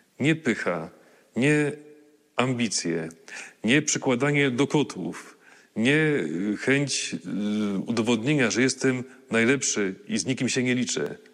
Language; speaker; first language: Polish; native; Polish